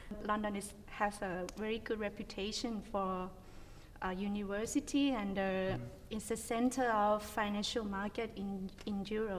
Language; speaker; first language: English; non-native, fluent; Thai